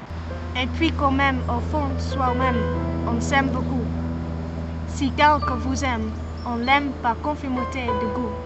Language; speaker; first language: French; non-native, learner; Dutch